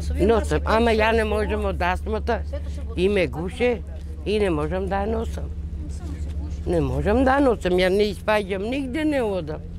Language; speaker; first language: Macedonian; non-native, local second language; Romany